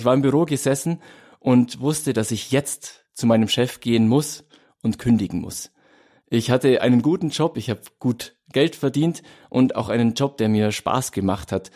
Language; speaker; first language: German; native; German